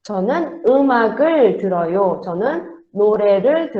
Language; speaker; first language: Korean; non-native, fluent; Portuguese